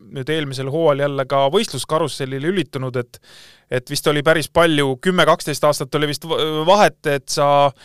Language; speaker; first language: Estonian; native; Estonian